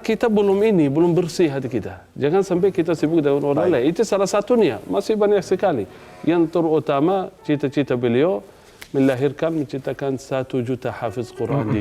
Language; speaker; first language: Indonesian; non-native, fluent; Arabic